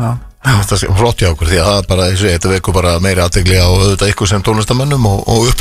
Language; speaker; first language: Icelandic; native; Icelandic